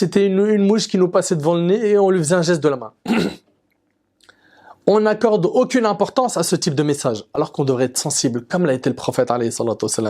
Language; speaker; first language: French; native; French